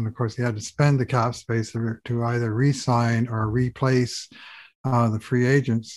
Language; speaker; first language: English; native; English